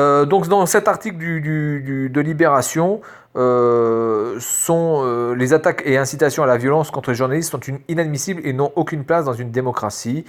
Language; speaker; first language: French; native; French